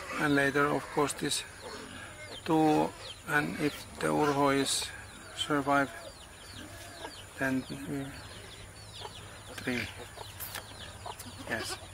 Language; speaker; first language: English; non-native, learner; Finnish